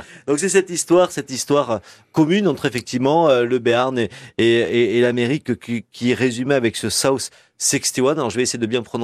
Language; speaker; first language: French; native; French